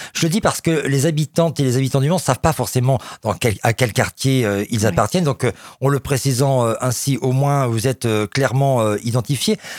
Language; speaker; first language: French; native; French